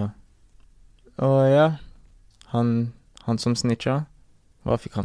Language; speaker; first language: Norwegian; early bilingual, other home language; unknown